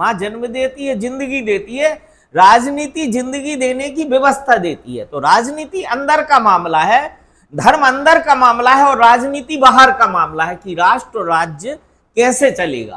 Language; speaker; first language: Hindi; native; Hindi